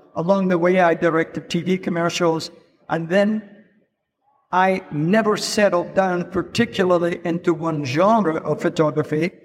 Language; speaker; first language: English; native; English